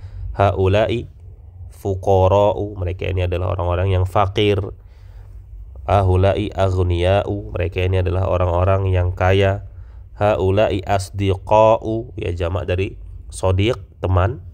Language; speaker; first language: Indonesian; native; Indonesian